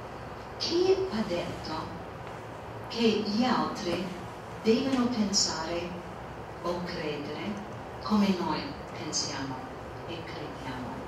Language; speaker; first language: Italian; non-native, fluent; English